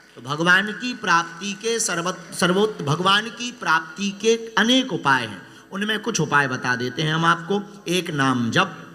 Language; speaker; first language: Hindi; native; Hindi